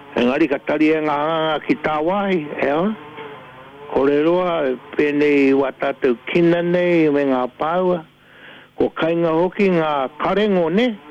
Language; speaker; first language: Māori; native; Māori